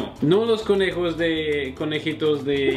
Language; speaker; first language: Spanish; non-native, learner; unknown